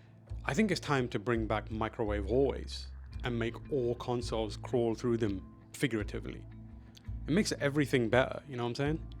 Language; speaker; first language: English; native; English